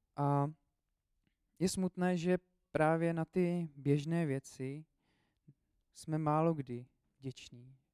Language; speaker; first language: Czech; native; Czech